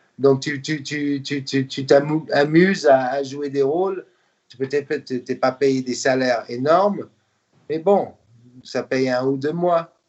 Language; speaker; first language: French; non-native, fluent; English